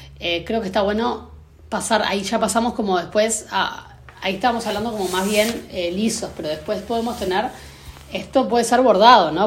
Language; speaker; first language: Spanish; native; Spanish